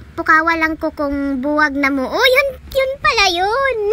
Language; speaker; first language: Filipino; non-native, local second language; Cebuano